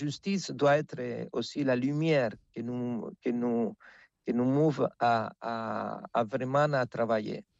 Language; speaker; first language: French; non-native, fluent; Spanish